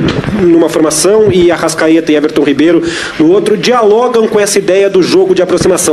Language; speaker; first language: Portuguese; native; Portuguese